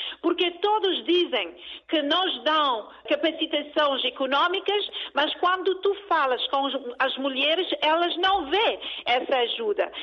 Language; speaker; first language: Portuguese; early bilingual, heritage; Portuguese